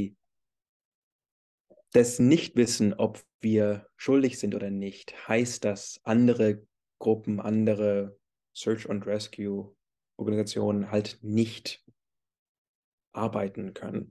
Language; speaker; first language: German; early bilingual, heritage; English